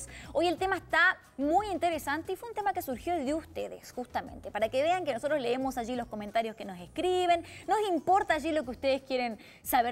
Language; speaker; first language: Spanish; native; Spanish